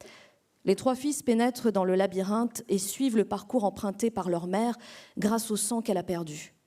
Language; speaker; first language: French; native; French